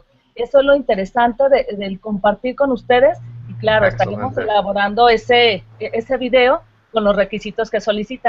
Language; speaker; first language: Spanish; native; Spanish